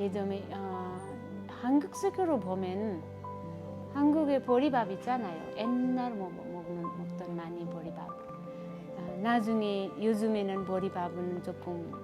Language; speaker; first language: Korean; non-native, learner; Nepali